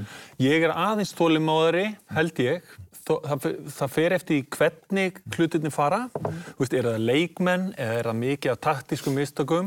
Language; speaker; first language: Icelandic; native; Icelandic